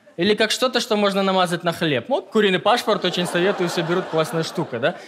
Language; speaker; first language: Russian; native; Russian